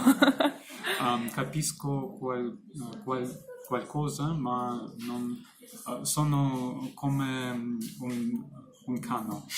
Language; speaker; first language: Italian; non-native, learner; Russian